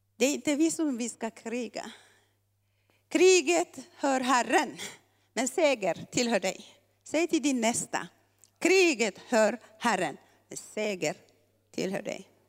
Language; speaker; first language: Swedish; non-native, fluent; Tigrinya